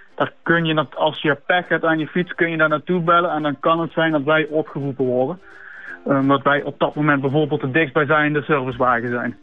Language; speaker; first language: Dutch; native; Dutch